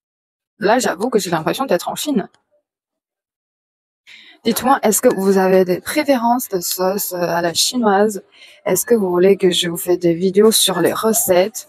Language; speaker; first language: French; non-native, fluent; Chinese